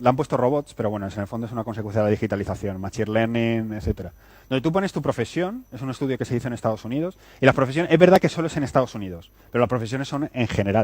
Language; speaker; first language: Spanish; native; Spanish